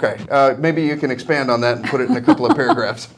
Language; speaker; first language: English; native; English